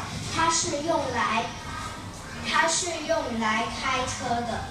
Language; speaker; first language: Chinese; non-native, local second language; Cantonese